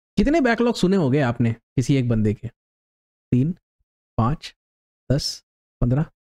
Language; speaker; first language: Hindi; native; Hindi